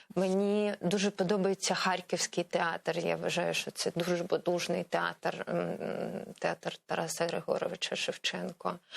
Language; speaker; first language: Ukrainian; non-native, local second language; Crimean Tatar